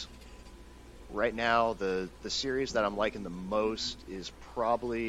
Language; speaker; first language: English; native; English